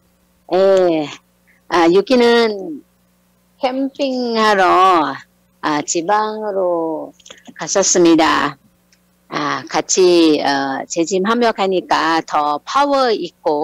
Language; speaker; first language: Korean; non-native, learner; Thai